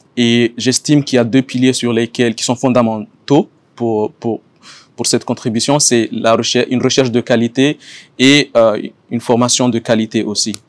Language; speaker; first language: French; non-native, local second language; Ngazidja Comorian